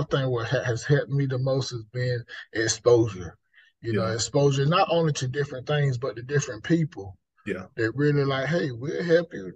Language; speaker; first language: English; native; English